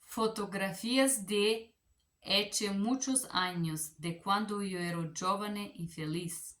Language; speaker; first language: Spanish; non-native, learner; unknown